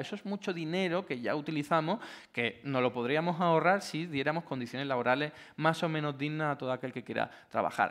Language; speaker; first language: Spanish; native; Spanish